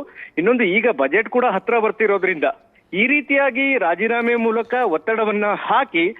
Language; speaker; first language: Kannada; native; Kannada